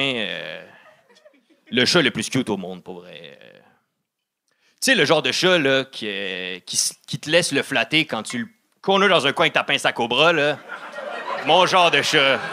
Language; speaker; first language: French; native; French